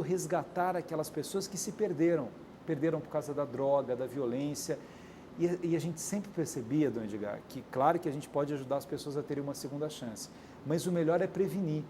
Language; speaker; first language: Portuguese; native; Portuguese